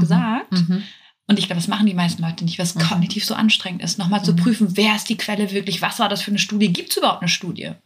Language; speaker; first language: German; native; German